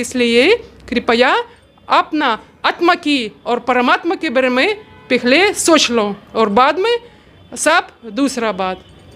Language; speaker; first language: Hindi; non-native, learner; Russian